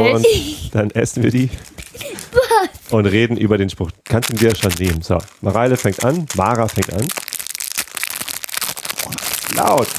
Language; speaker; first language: German; native; German